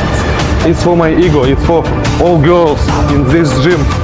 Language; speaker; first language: English; non-native, learner; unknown